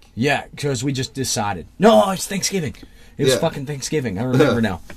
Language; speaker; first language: English; native; English